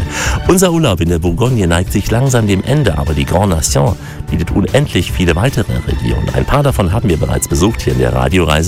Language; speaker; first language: German; native; German